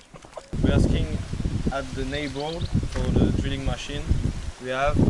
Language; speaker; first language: English; non-native, learner; French